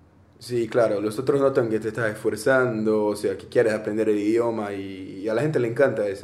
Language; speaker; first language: Spanish; native; Spanish